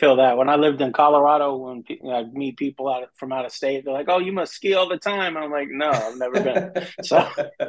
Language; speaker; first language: English; native; English